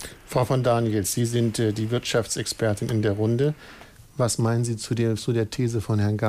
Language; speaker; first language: German; native; German